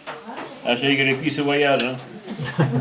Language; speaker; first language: French; native; French